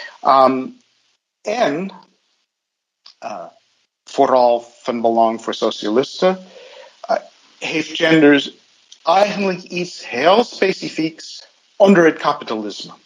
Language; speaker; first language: Dutch; non-native, fluent; English